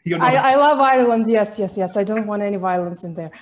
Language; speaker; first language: English; non-native, fluent; Russian